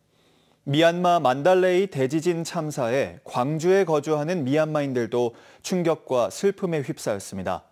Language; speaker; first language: Korean; native; Korean